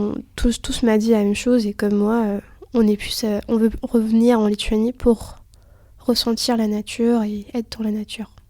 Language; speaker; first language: French; early bilingual, other home language; Lithuanian